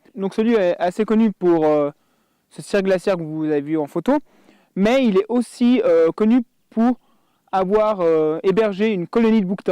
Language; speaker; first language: French; native; French